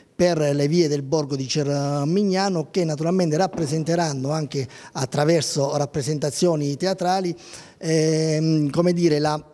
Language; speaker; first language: Italian; native; Italian